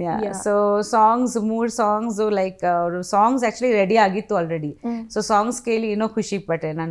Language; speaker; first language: Kannada; non-native, fluent; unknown